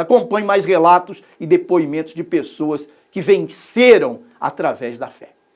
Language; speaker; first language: Portuguese; native; Portuguese